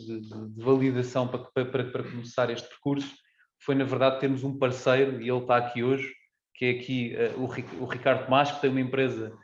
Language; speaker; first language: Portuguese; native; Portuguese